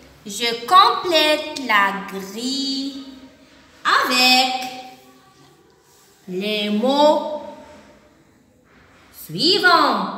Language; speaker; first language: French; non-native, local second language; Arabic